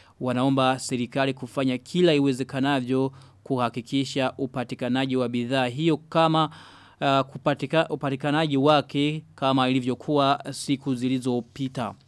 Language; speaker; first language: Swahili; non-native, local second language; Rundi